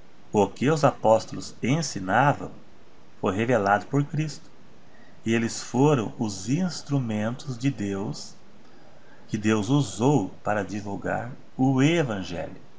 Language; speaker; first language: Portuguese; native; Portuguese